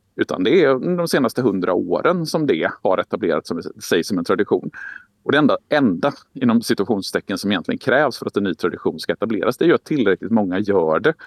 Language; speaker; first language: Swedish; native; Swedish